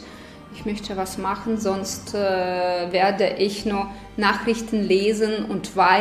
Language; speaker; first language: German; non-native, fluent; Ukrainian